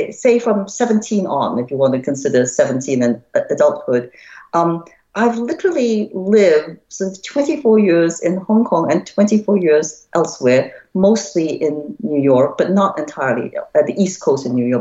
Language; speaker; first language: English; non-native, local second language; Cantonese